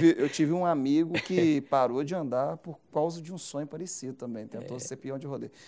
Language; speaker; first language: Portuguese; native; Portuguese